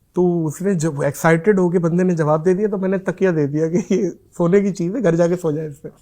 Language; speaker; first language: Urdu; native; Urdu